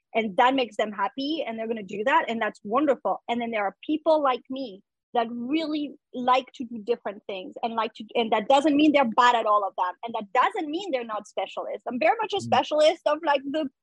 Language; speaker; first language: English; non-native, fluent; French